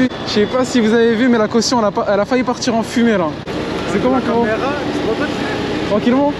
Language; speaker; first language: French; native; French